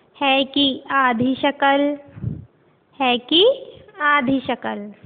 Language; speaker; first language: Hindi; native; Hindi